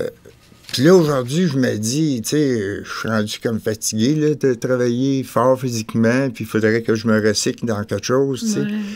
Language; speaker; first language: French; native; French